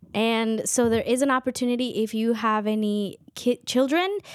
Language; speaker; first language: English; non-native, fluent; Kʼicheʼ